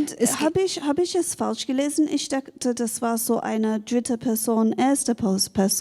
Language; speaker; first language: German; non-native, fluent; English